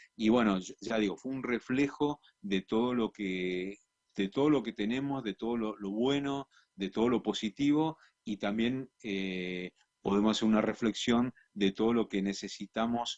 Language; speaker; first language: Spanish; native; Spanish